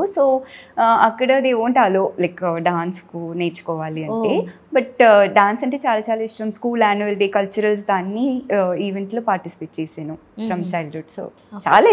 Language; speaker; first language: Telugu; non-native, learner; Tamil